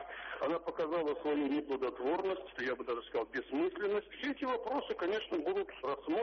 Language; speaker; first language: Russian; native; Russian